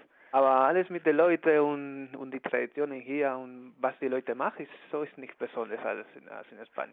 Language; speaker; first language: German; non-native, learner; Spanish